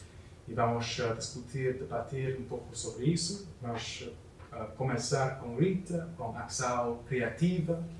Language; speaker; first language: Portuguese; non-native, learner; English